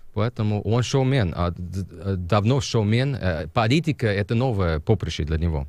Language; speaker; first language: Russian; non-native, fluent; English